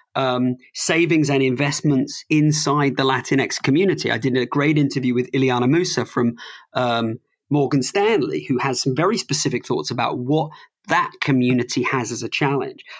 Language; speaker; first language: English; native; English